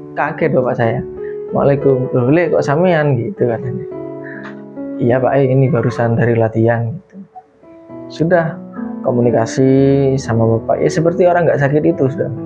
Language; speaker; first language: Indonesian; non-native, local second language; Madurese